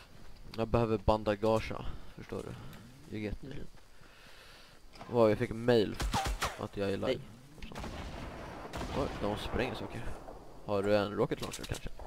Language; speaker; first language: Swedish; native; Swedish